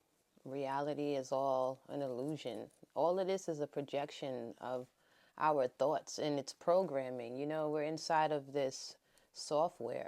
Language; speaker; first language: English; native; English